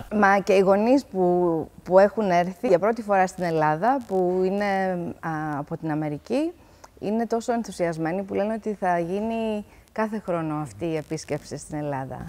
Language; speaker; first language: Greek; early bilingual, heritage; Greek